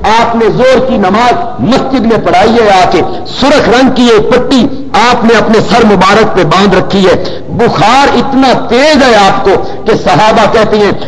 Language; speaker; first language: Urdu; non-native, local second language; Punjabi